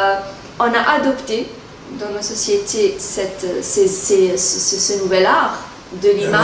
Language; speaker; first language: French; non-native, local second language; Arabic